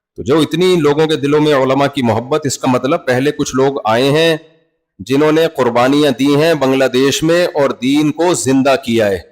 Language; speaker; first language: Urdu; native; Urdu